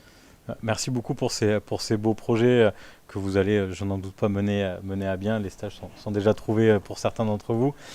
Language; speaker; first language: French; native; French